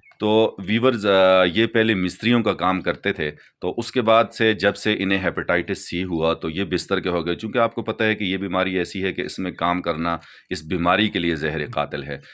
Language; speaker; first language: Urdu; non-native, local second language; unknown